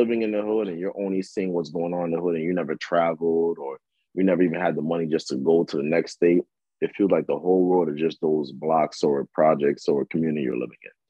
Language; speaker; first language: English; native; English